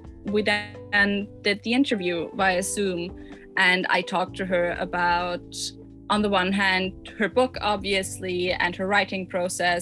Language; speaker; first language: English; non-native, fluent; German